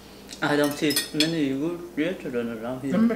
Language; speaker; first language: English; non-native, learner; Vietnamese